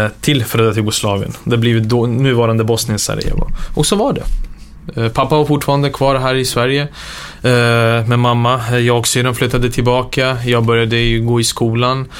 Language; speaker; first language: Swedish; early bilingual, other home language; Serbian